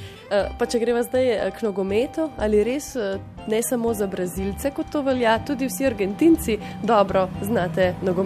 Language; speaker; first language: Slovenian; native; Slovenian